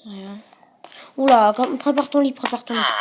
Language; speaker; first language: French; native; French